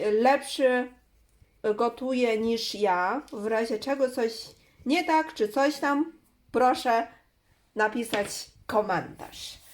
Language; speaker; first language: Polish; non-native, learner; Chinese